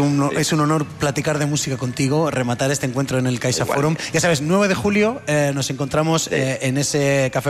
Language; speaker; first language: Spanish; native; Spanish